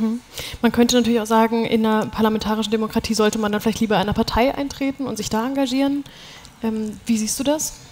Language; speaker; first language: German; native; German